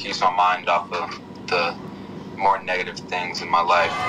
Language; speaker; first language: English; native; English